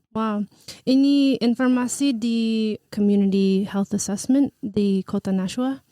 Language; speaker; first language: Indonesian; early bilingual, heritage; English